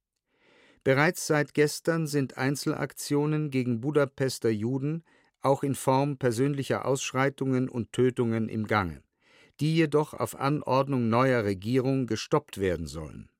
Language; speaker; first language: German; native; German